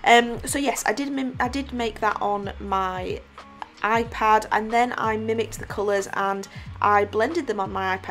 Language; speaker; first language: English; native; English